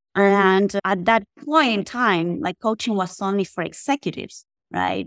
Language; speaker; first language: English; non-native, fluent; Spanish